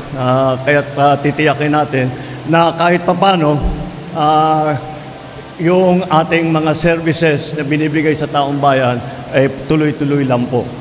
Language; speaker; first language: Filipino; native; Filipino